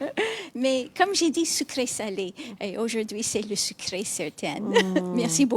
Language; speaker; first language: French; non-native, fluent; English